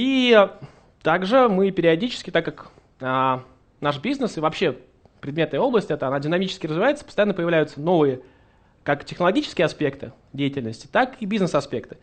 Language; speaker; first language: Russian; native; Russian